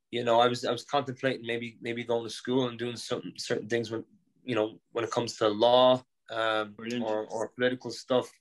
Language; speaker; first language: English; native; English